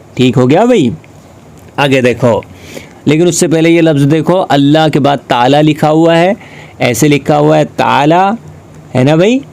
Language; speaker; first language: Urdu; native; Urdu